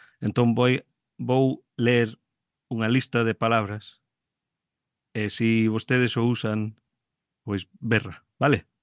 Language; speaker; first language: Galician; early bilingual, heritage; Galician